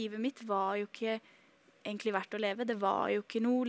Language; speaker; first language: Norwegian; native; Norwegian